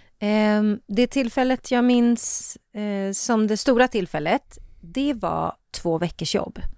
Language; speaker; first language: Swedish; native; Swedish